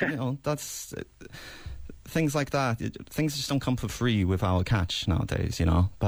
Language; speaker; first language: English; native; English